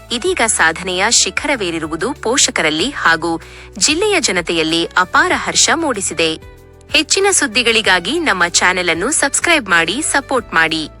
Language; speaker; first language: Kannada; native; Kannada